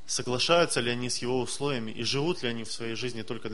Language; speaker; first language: Russian; native; Russian